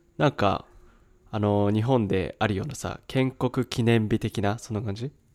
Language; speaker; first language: Japanese; native; Japanese